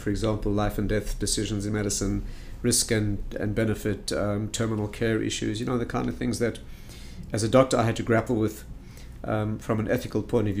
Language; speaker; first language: English; native; English